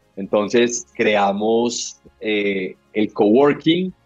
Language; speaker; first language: Spanish; native; Spanish